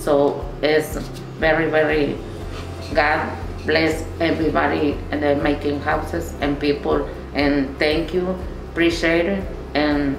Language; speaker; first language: English; non-native, learner; Spanish